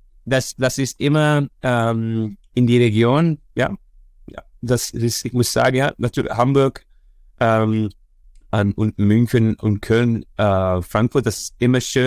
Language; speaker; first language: German; non-native, fluent; Dutch